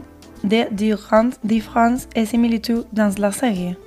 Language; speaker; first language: French; non-native, learner; Spanish